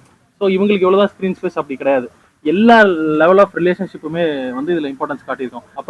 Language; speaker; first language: Tamil; native; Tamil